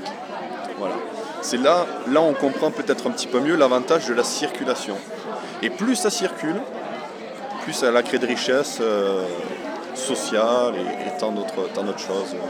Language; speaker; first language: French; native; French